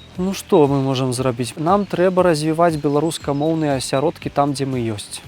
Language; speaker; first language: Belarusian; native; Belarusian